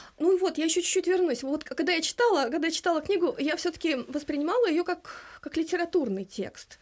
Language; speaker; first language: Russian; non-native, local second language; Lithuanian